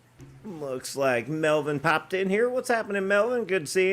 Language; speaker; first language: English; native; English